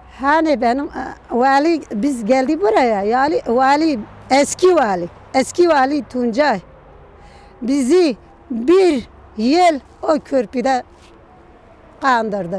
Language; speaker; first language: Turkish; non-native, local second language; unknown